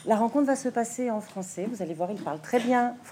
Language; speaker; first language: French; native; French